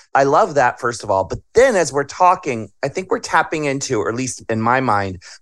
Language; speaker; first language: English; native; English